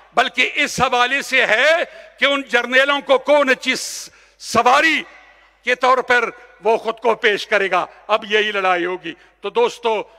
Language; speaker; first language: Urdu; non-native, local second language; Pashto